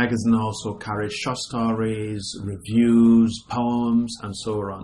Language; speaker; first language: English; non-native, local second language; Igbo